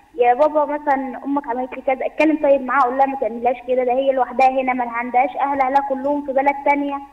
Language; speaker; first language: Arabic; native; Arabic